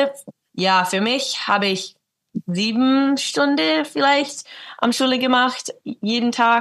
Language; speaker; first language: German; non-native, learner; English